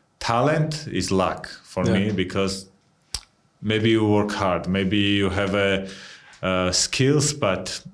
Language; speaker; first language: English; non-native, fluent; Georgian